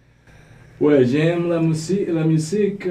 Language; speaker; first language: French; non-native, learner; Spanish